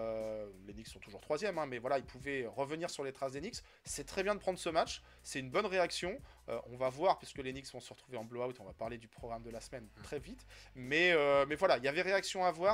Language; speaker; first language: French; native; French